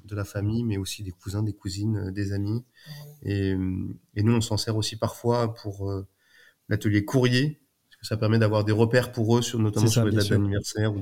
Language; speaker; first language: French; native; French